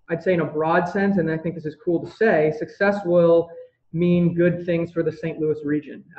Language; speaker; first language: English; native; English